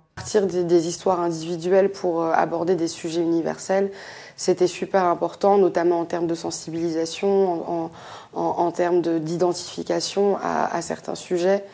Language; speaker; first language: French; native; French